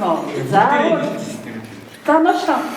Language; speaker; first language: Mongolian; native; Mongolian